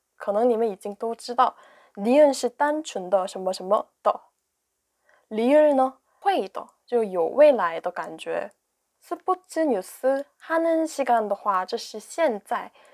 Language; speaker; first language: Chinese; non-native, fluent; Korean